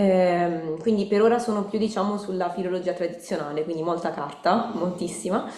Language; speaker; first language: Italian; native; Italian